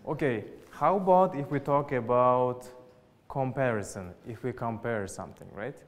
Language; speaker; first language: English; non-native, fluent; Uzbek